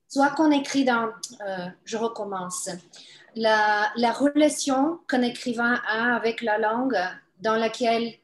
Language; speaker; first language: French; non-native, fluent; Bulgarian